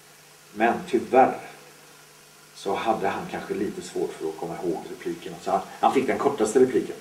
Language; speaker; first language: Swedish; native; Swedish